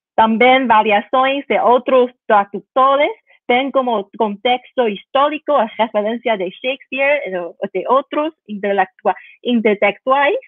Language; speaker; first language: Portuguese; non-native, learner; Chinese